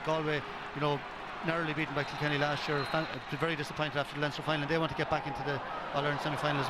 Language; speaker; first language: English; native; English